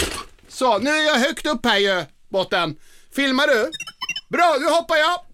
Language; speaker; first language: Swedish; native; Swedish